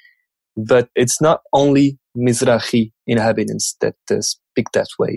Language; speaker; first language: English; non-native, fluent; French